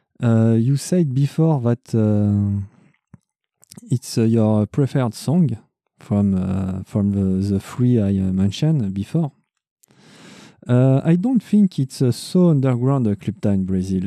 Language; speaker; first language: English; non-native, learner; French